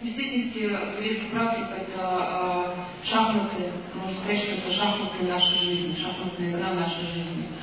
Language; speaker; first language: Russian; native; Russian